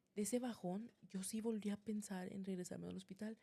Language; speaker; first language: Spanish; early bilingual, heritage; Spanish